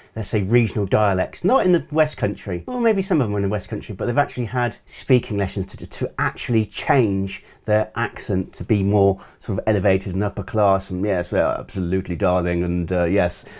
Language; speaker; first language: English; native; English